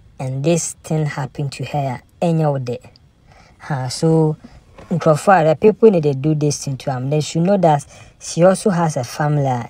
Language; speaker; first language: English; non-native, local second language; Akan